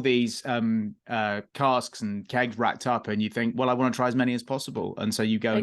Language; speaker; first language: English; native; English